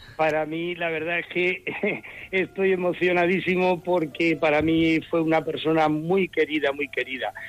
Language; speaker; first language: Spanish; native; Spanish